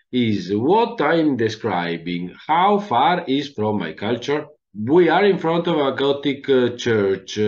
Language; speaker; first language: English; non-native, fluent; Italian